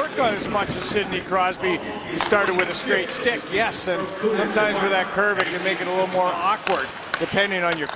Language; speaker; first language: English; native; English